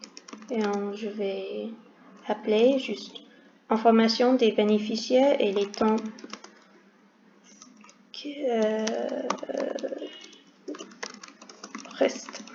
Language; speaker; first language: French; non-native, learner; English